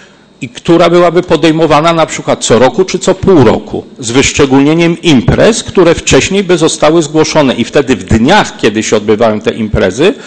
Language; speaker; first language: Polish; native; Polish